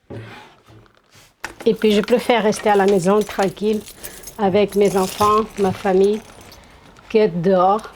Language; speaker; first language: French; non-native, fluent; Portuguese